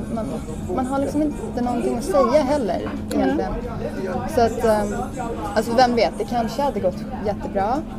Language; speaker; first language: Swedish; early bilingual, heritage; English